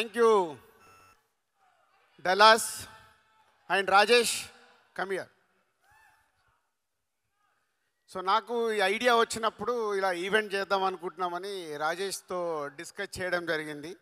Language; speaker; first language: Telugu; native; Telugu